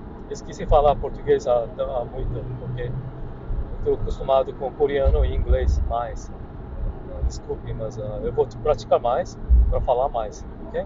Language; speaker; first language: Portuguese; early bilingual, heritage; Korean